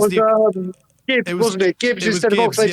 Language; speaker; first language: English; native; English